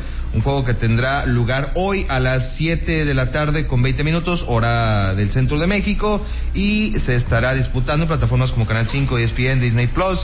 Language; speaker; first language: Spanish; native; Spanish